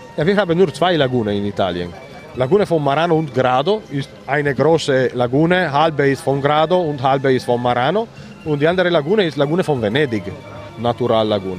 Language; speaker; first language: German; non-native, learner; Italian